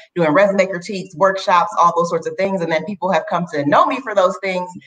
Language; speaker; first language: English; native; English